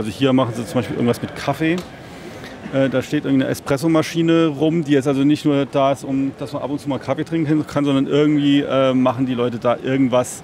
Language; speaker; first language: German; native; German